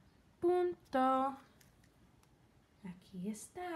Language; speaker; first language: Spanish; non-native, fluent; English